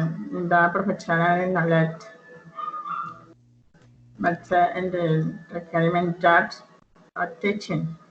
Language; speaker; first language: English; non-native, learner; Spanish